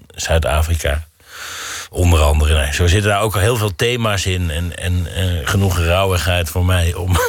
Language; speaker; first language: Dutch; native; Dutch